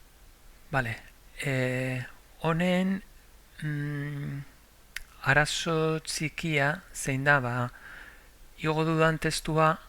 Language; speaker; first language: Basque; non-native, local second language; Spanish